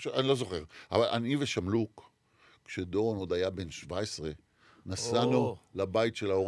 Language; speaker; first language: Hebrew; native; Hebrew